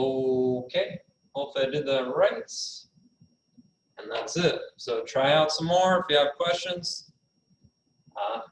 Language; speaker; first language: English; native; English